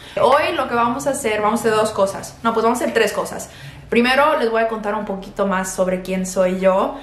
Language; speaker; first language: Spanish; early bilingual, heritage; Spanish